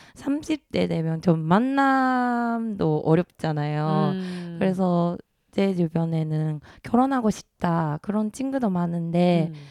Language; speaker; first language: Korean; non-native, fluent; Japanese